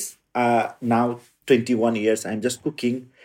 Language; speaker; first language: English; non-native, local second language; Nepali